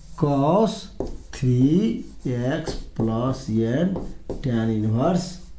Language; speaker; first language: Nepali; non-native, local second language; Maithili